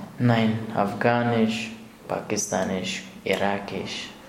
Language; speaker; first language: German; non-native, learner; Persian